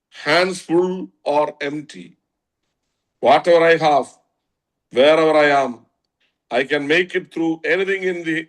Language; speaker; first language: English; non-native, local second language; Malayalam